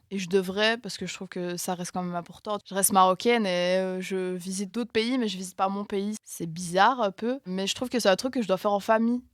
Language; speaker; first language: French; native; French